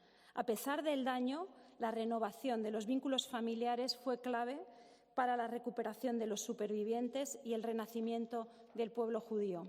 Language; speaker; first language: Spanish; native; Spanish